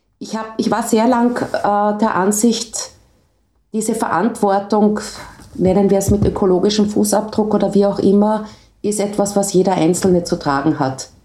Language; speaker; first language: German; native; German